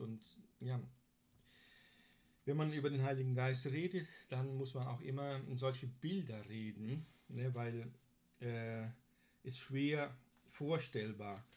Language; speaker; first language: German; non-native, fluent; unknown